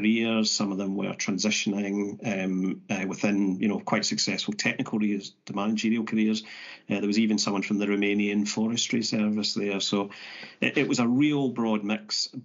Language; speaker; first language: English; native; English